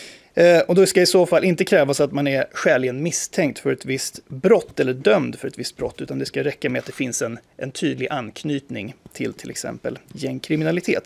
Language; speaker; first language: Swedish; native; Swedish